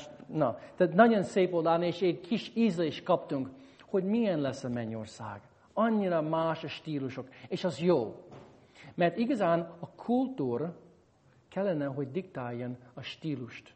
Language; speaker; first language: Hungarian; non-native, fluent; English